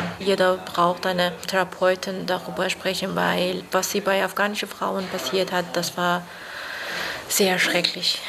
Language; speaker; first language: German; non-native, fluent; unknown